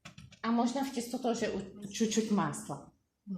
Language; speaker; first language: Russian; non-native, learner; Czech